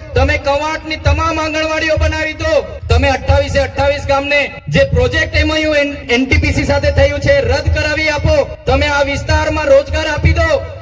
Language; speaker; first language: Gujarati; non-native, local second language; Vasavi